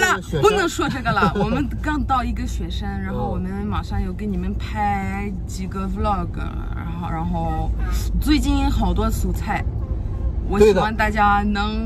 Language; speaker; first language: Chinese; non-native, fluent; French